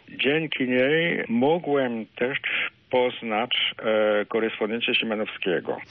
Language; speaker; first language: Polish; non-native, fluent; French